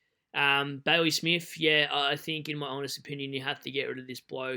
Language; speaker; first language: English; native; English